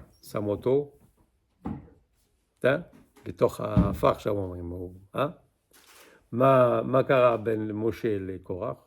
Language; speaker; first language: Hebrew; non-native, fluent; English